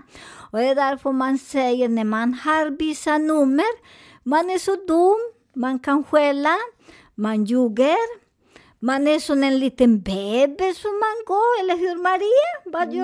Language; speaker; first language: Swedish; non-native, fluent; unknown